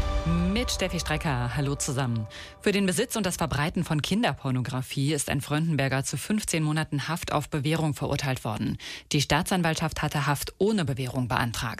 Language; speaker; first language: German; native; German